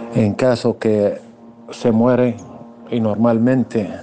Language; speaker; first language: Spanish; non-native, fluent; Arabic